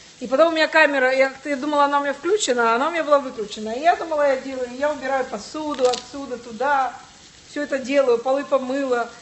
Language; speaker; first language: Russian; native; Russian